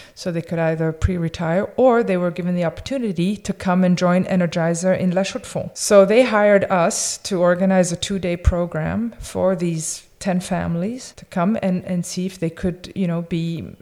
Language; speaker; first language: English; early bilingual, other home language; French